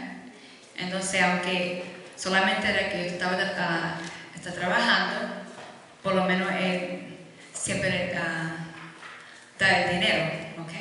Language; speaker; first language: Spanish; early bilingual, heritage; Spanish